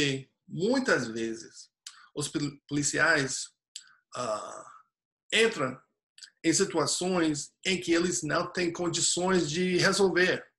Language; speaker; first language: Portuguese; non-native, fluent; English